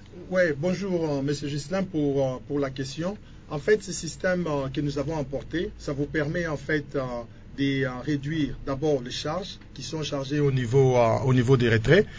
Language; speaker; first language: French; non-native, local second language; Lingala